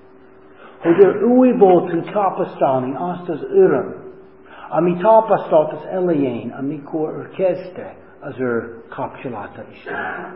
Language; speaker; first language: Hungarian; non-native, fluent; English